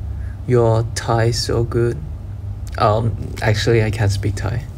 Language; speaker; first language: English; non-native, learner; Thai